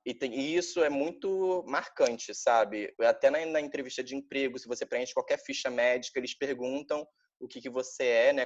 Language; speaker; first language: Portuguese; native; Portuguese